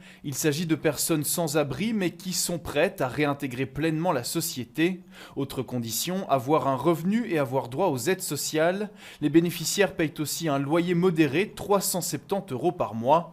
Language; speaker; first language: French; native; French